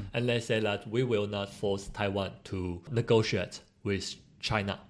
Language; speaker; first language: English; non-native, learner; Chinese